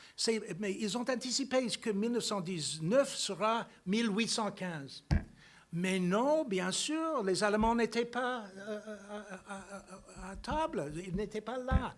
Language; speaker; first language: French; non-native, fluent; English